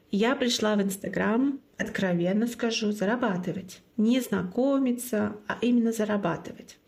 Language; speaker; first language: Russian; non-native, local second language; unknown